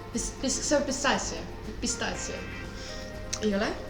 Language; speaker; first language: Estonian; non-native, local second language; Russian